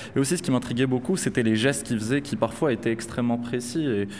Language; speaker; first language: French; non-native, local second language; Arabic